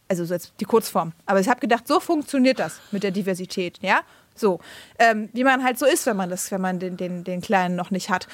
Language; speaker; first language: German; native; German